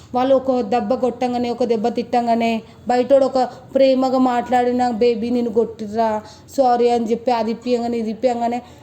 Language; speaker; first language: Telugu; native; Telugu